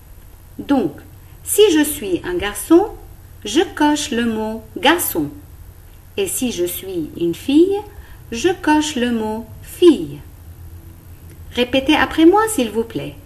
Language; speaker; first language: French; non-native, local second language; Arabic